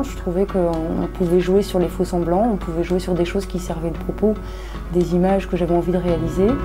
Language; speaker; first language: French; native; French